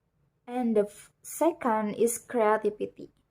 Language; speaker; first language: English; non-native, learner; Indonesian